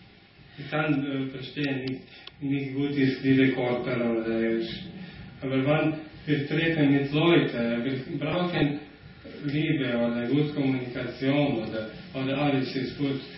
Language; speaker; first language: German; non-native, learner; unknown